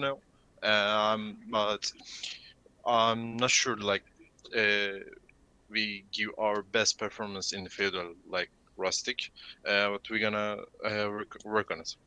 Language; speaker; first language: English; non-native, learner; Turkish